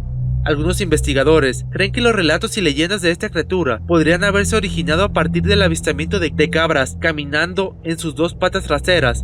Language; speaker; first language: Spanish; native; Spanish